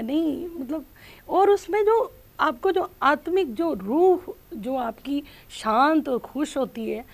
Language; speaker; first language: Hindi; native; Hindi